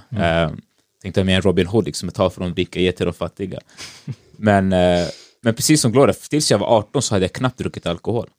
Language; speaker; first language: Swedish; early bilingual, other home language; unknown